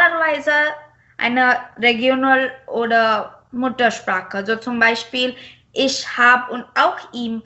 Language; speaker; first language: German; non-native, fluent; Marathi